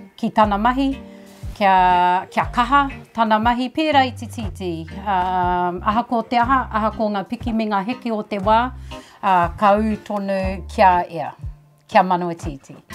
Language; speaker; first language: Māori; non-native, local second language; English